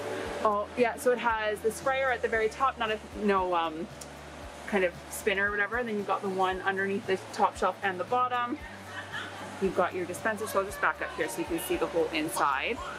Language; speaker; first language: English; native; English